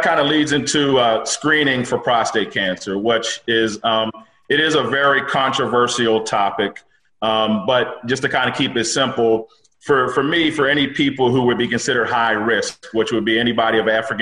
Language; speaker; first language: English; native; English